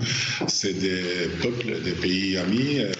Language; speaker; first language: French; non-native, fluent; Albanian